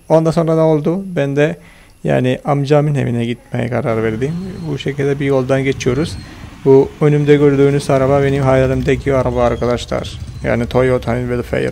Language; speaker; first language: Turkish; non-native, fluent; Malayalam